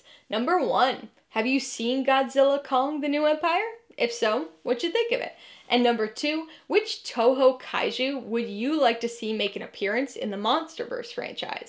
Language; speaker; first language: English; native; English